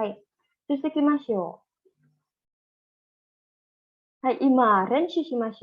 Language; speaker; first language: Japanese; non-native, fluent; Indonesian